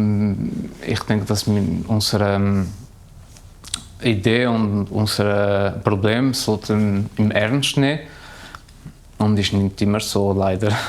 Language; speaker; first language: German; non-native, learner; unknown